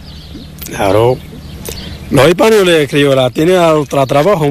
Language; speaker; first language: Spanish; non-native, learner; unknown